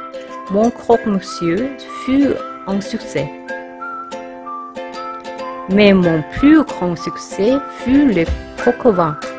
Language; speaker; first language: French; non-native, learner; Korean